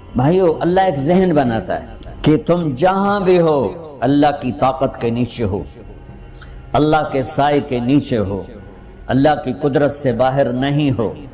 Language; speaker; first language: Urdu; non-native, local second language; Punjabi